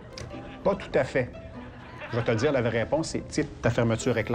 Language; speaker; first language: French; native; French